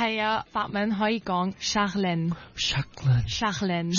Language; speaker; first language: Cantonese; non-native, local second language; French